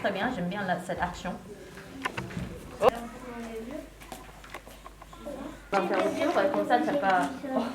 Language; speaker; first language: French; non-native, fluent; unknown